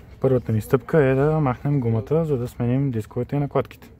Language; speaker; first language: Bulgarian; native; Bulgarian